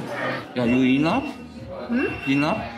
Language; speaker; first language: English; non-native, learner; Korean